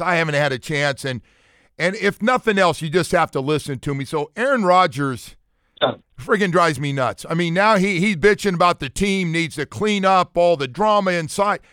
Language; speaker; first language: English; native; English